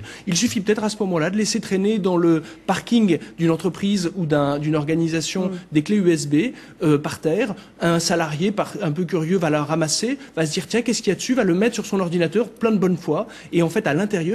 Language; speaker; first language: French; native; French